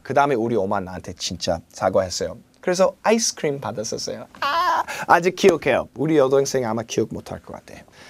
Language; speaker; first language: Korean; non-native, learner; English